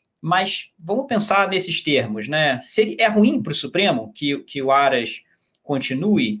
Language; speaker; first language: Portuguese; native; Portuguese